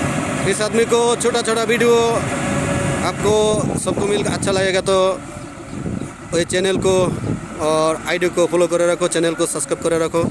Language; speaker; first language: Hindi; non-native, learner; Bangla